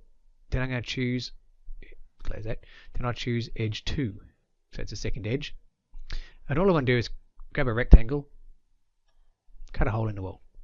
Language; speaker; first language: English; native; English